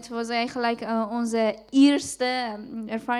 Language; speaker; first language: Dutch; non-native, fluent; Persian